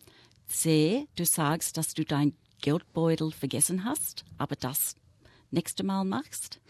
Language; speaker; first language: German; non-native, fluent; English